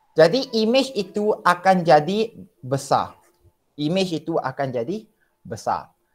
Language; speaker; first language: Malay; non-native, local second language; Chinese